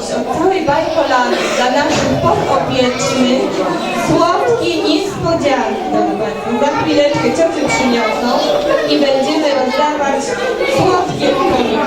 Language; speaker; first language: Polish; native; Polish